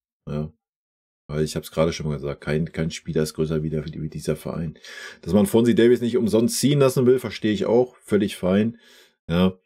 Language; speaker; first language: German; native; German